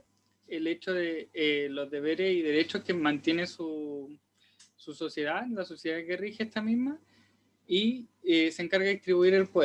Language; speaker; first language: Spanish; native; Spanish